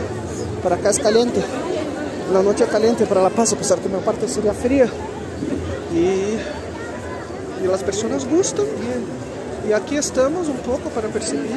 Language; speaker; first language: Spanish; non-native, fluent; Portuguese